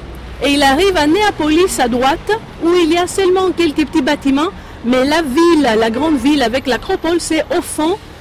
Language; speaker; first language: French; non-native, fluent; Greek